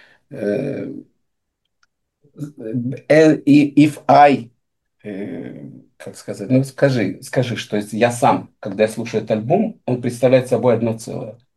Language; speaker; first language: Russian; native; Russian